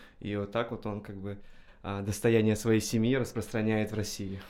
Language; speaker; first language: Russian; native; Russian